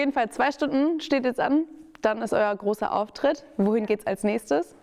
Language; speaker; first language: German; native; German